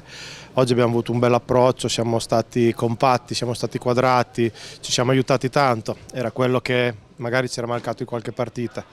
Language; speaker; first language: Italian; native; Italian